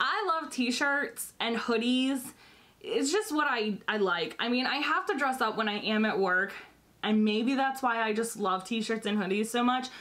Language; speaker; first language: English; native; English